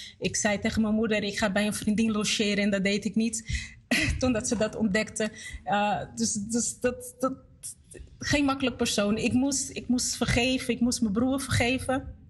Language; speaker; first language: Dutch; non-native, fluent; Portuguese